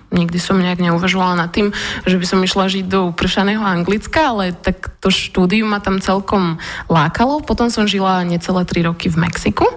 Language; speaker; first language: Slovak; early bilingual, other home language; Russian